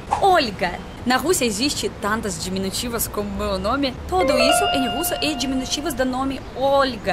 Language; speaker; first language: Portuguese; non-native, fluent; Russian